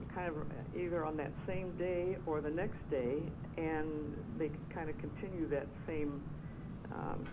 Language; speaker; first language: English; native; English